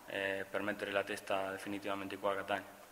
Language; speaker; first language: Italian; non-native, fluent; Spanish